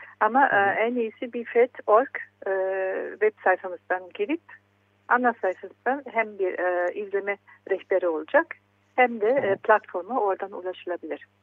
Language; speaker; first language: Turkish; non-native, fluent; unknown